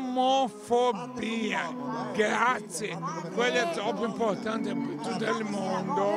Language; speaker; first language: Italian; non-native, learner; Portuguese